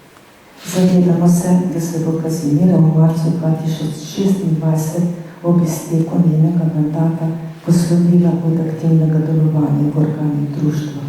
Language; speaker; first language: Slovenian; native; Slovenian